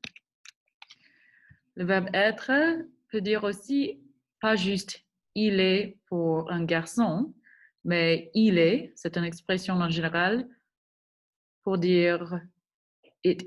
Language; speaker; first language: French; non-native, fluent; English